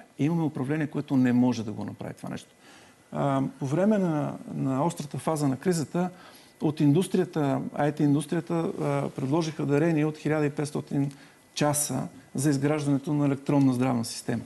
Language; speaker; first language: Bulgarian; native; Bulgarian